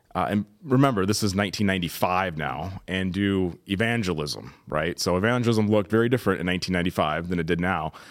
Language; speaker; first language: English; native; English